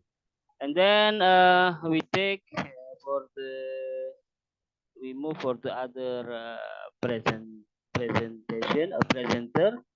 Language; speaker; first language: English; non-native, learner; Indonesian